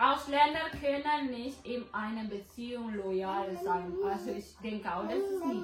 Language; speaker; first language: German; non-native, learner; Indonesian